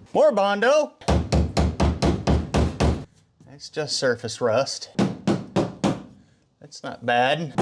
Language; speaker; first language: English; native; English